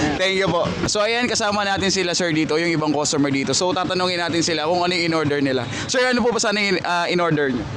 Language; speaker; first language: Filipino; native; Filipino